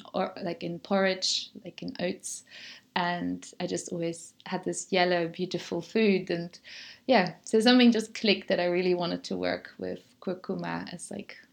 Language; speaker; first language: English; non-native, fluent; German